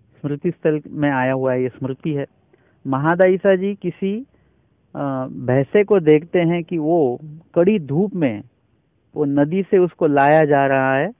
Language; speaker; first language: Hindi; non-native, local second language; Marathi